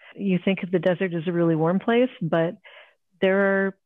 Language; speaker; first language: English; native; English